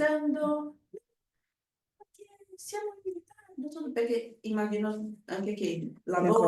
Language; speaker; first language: Italian; non-native, learner; Portuguese